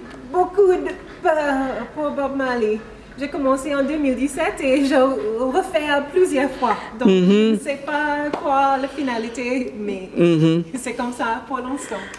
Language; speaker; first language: French; non-native, learner; English